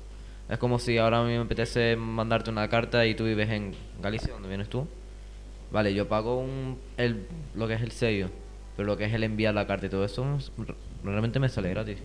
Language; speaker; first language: Spanish; native; Spanish